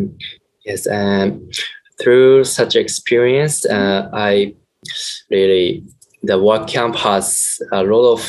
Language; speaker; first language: English; non-native, learner; Japanese